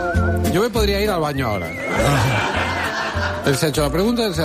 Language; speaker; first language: Spanish; native; Spanish